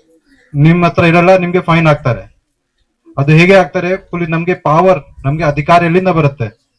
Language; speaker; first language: Kannada; non-native, fluent; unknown